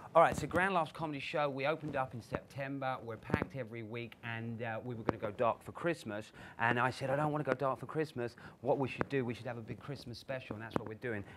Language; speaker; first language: English; native; English